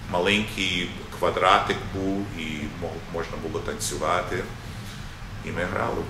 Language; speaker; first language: Ukrainian; early bilingual, other home language; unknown